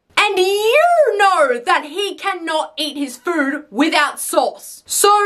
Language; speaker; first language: English; native; English